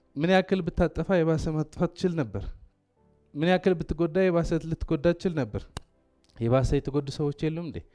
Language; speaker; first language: Amharic; non-native, local second language; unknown